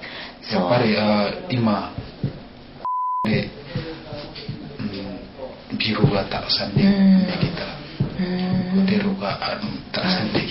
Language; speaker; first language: Japanese; non-native, learner; Indonesian